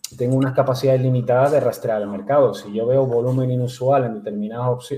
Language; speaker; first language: Spanish; native; Spanish